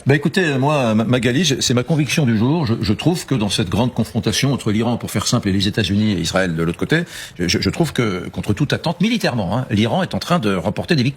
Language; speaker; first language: French; native; French